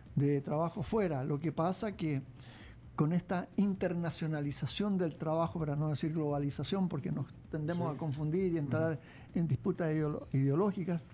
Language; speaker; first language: Spanish; native; Spanish